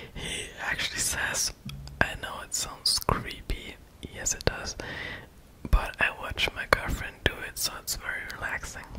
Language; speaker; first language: English; non-native, fluent; German